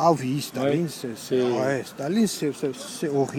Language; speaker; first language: French; non-native, learner; Georgian